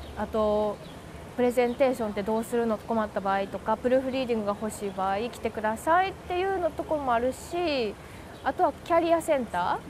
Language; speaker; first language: Japanese; native; Japanese